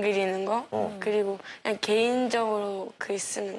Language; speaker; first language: Korean; early bilingual, other home language; Russian